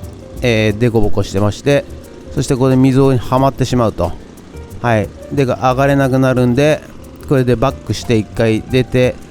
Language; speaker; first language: Japanese; native; Japanese